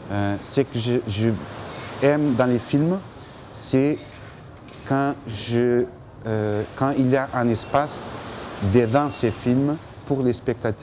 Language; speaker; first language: French; non-native, fluent; Portuguese